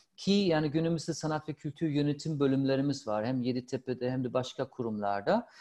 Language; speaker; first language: Turkish; non-native, fluent; German